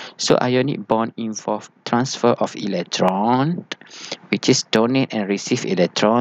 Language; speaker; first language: English; non-native, local second language; Malay